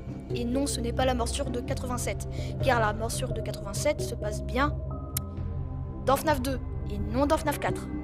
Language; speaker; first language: French; native; French